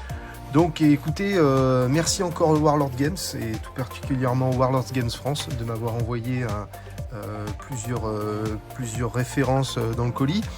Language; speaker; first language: French; native; French